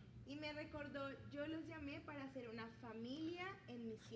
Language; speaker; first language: Spanish; native; Spanish